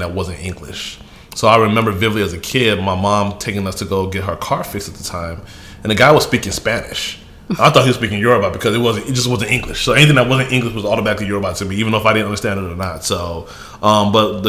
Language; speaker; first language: English; early bilingual, other home language; Yoruba